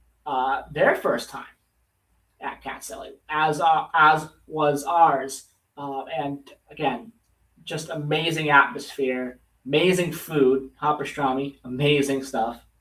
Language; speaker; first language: English; native; English